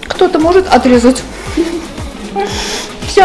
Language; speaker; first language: Russian; non-native, local second language; Armenian